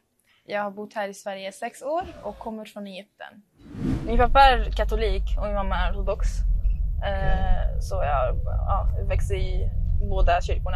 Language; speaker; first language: Swedish; non-native, fluent; Arabic